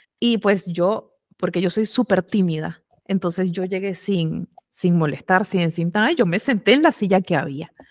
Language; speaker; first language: Spanish; native; Spanish